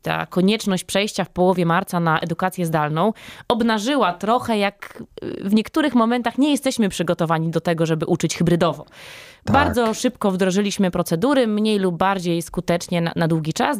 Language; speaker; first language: Polish; native; Polish